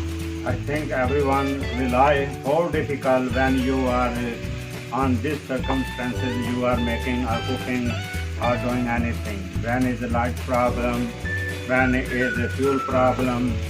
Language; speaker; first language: English; non-native, learner; Punjabi